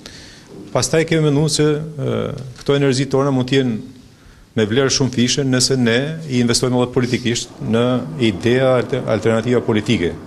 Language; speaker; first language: Albanian; native; Albanian